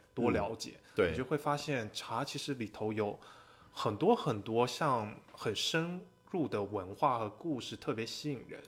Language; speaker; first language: Chinese; native; Chinese